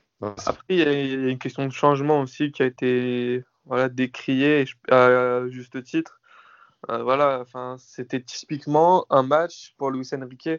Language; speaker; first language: French; native; French